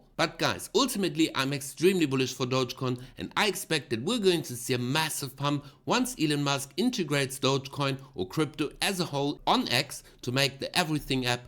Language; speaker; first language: English; non-native, fluent; German